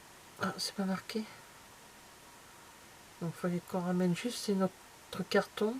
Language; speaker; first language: French; native; French